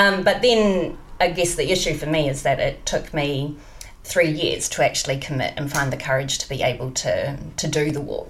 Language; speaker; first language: English; native; English